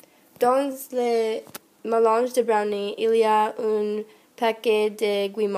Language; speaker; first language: French; non-native, learner; English